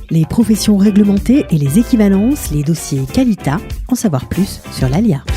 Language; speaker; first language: French; native; French